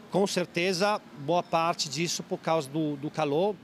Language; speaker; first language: Portuguese; non-native, fluent; Italian